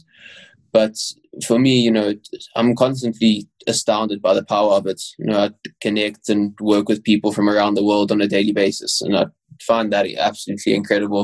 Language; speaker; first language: English; native; English